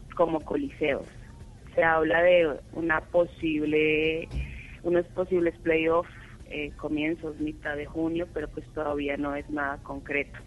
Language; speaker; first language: Spanish; native; Spanish